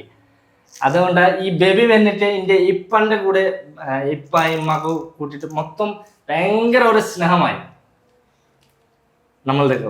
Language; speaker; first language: Malayalam; non-native, local second language; Bangla